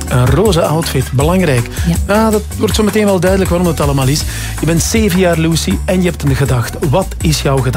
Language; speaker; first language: Dutch; native; Dutch